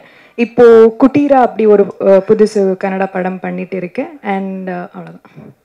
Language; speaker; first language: Tamil; non-native, learner; Kannada